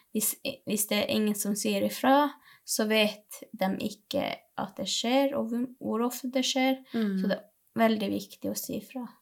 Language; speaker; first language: Norwegian; non-native, local second language; Northern Sami